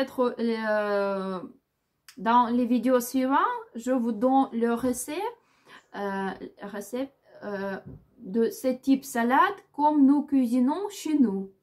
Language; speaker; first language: French; non-native, learner; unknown